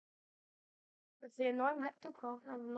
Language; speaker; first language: German; native; German